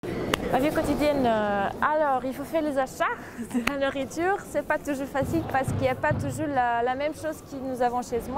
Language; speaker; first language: French; non-native, fluent; Portuguese